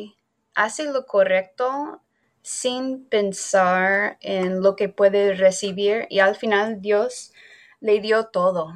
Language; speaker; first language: Spanish; non-native, fluent; English